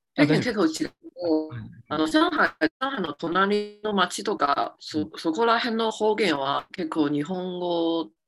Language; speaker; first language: Japanese; non-native, fluent; Chinese